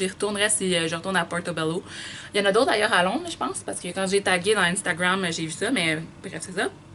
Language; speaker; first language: French; native; French